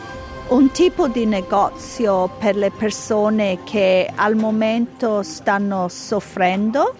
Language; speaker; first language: Italian; early bilingual, heritage; Italian